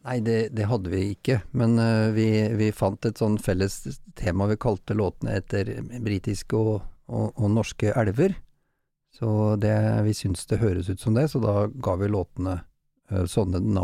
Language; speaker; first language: Norwegian; native; Norwegian